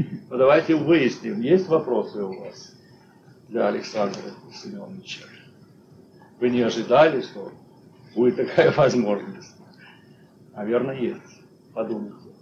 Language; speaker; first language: Russian; non-native, fluent; English